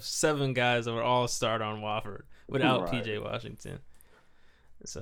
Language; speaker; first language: English; native; English